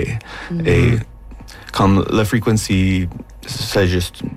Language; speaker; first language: French; non-native, local second language; English